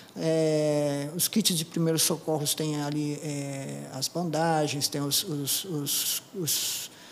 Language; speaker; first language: Portuguese; non-native, local second language; Japanese